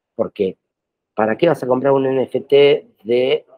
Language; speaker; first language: Spanish; native; Spanish